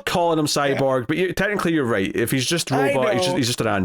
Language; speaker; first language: English; native; English